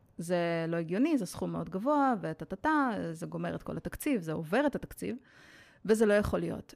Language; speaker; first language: Hebrew; native; Hebrew